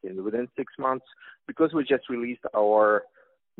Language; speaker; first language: English; non-native, fluent; Russian